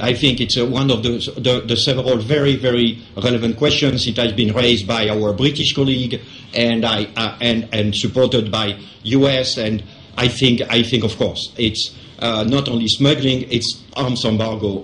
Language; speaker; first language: English; non-native, fluent; French